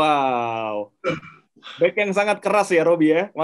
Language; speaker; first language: Indonesian; native; Indonesian